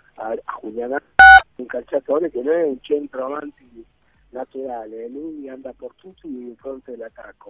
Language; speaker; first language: Italian; non-native, fluent; Spanish